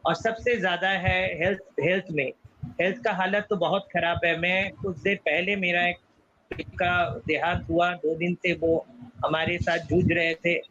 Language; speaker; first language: Hindi; non-native, local second language; Bangla